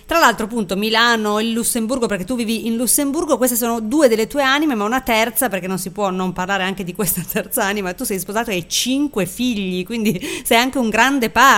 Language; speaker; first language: Italian; native; Italian